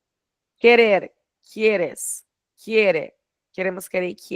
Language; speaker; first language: Spanish; non-native, fluent; Portuguese